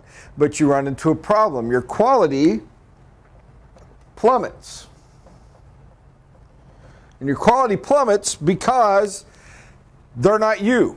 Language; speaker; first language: English; native; English